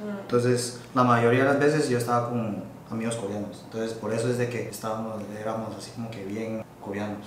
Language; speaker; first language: Spanish; early bilingual, other home language; Korean